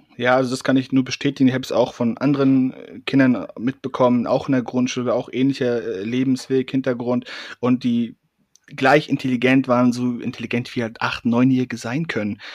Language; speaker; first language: German; early bilingual, other home language; Persian